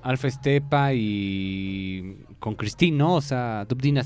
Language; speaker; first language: Spanish; native; Spanish